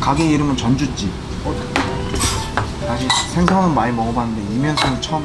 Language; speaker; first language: Korean; native; Korean